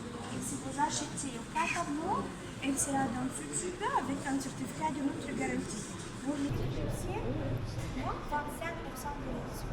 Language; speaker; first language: French; non-native, learner; Arabic